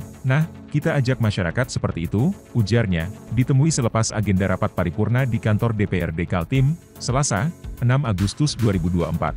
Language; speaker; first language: Indonesian; native; Indonesian